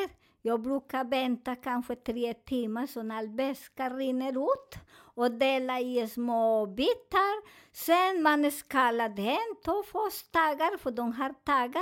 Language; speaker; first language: Swedish; non-native, learner; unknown